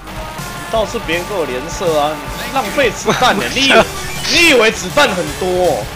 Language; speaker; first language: Chinese; native; Chinese